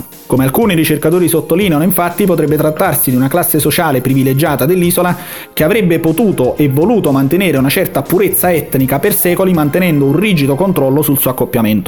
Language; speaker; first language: Italian; native; Italian